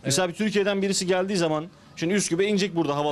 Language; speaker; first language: Turkish; native; Turkish